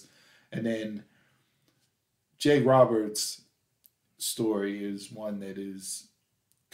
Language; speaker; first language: English; native; English